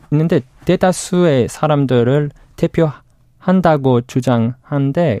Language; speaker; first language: Korean; non-native, fluent; English